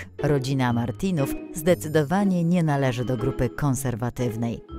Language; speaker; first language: Polish; native; Polish